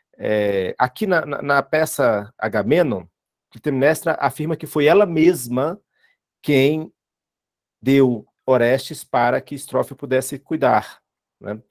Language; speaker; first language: Portuguese; native; Portuguese